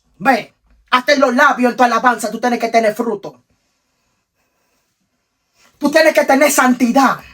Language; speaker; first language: Spanish; native; Spanish